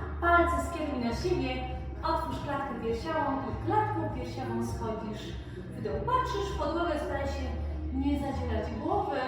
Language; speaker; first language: Polish; native; Polish